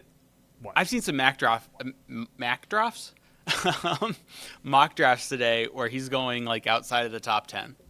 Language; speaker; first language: English; native; English